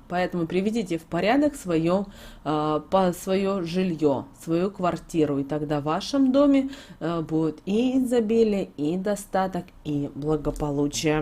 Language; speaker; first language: Russian; native; Russian